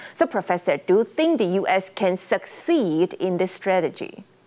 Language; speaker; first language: English; non-native, fluent; Chinese